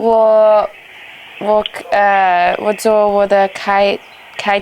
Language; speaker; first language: Chinese; early bilingual, heritage; English